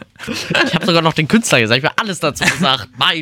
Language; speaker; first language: German; native; German